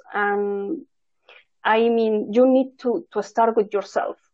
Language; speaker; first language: English; non-native, fluent; Spanish